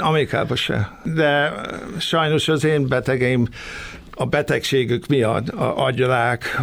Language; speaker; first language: Hungarian; early bilingual, heritage; Hungarian